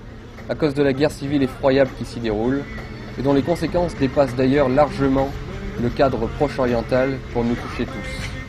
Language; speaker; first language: French; native; French